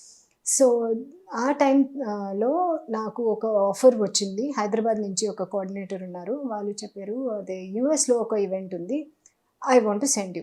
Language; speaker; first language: Telugu; non-native, fluent; Hindi